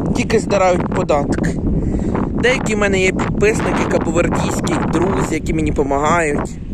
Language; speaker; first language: Ukrainian; native; Ukrainian